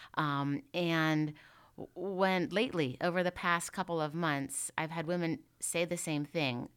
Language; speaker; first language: English; native; English